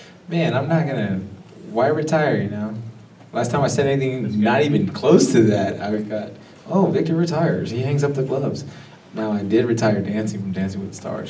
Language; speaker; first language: English; early bilingual, other home language; Spanish